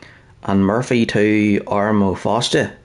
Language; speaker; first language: Irish; non-native, learner; English